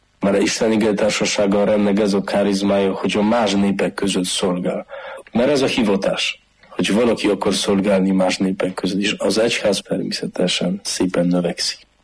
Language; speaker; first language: Hungarian; non-native, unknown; Polish